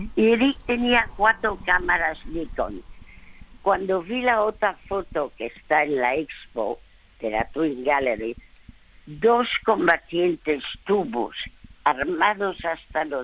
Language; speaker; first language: Spanish; early bilingual, other home language; French